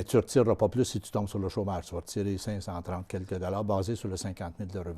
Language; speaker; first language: French; native; French